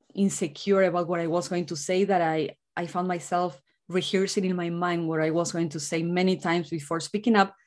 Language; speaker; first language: English; non-native, fluent; Spanish